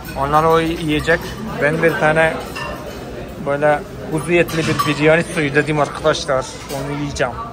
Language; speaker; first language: Turkish; non-native, fluent; Malayalam